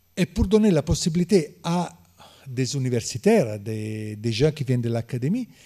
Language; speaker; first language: French; non-native, learner; Italian